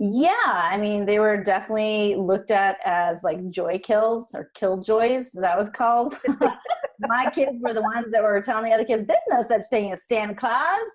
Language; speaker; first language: English; native; English